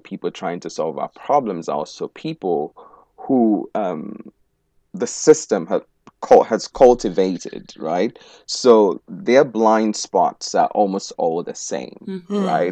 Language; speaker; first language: English; non-native, local second language; Igbo